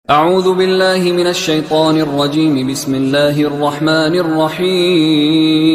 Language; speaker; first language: Arabic; native; Arabic